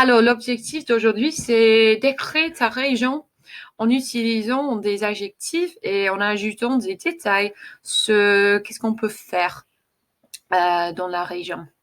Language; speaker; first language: French; non-native, fluent; English